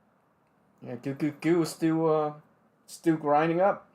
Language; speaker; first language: English; non-native, fluent; Vietnamese